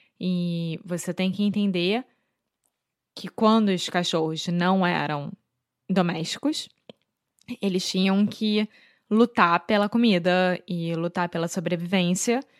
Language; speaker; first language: Portuguese; native; Portuguese